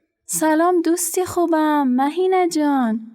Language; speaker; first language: Persian; native; Persian